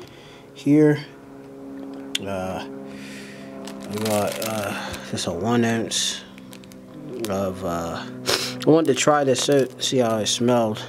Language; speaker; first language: English; native; English